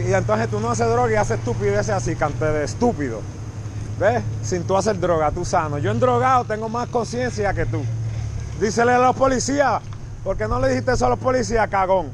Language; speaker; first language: Spanish; native; Spanish